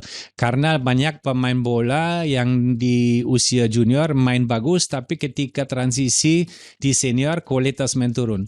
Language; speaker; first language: Indonesian; non-native, fluent; German